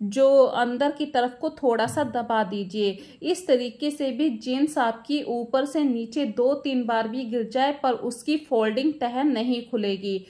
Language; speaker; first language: Hindi; native; Hindi